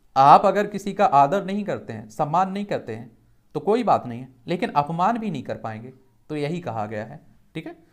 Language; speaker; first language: Hindi; native; Hindi